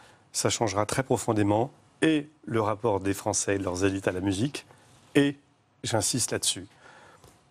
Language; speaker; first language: French; native; French